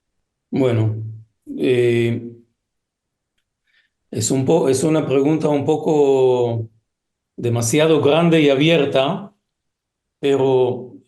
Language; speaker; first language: Spanish; early bilingual, heritage; Hebrew